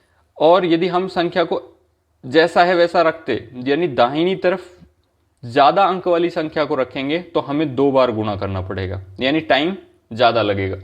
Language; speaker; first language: Hindi; native; Hindi